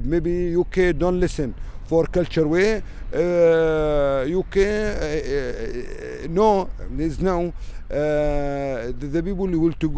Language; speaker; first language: English; non-native, learner; Arabic